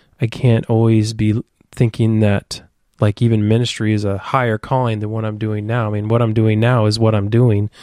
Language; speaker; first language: English; native; English